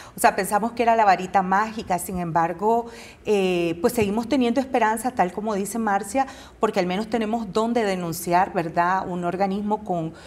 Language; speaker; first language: Spanish; native; Spanish